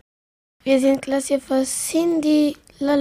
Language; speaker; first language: German; non-native, local second language; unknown